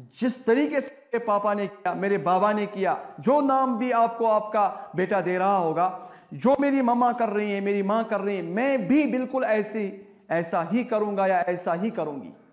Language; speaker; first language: Hindi; non-native, local second language; Kashmiri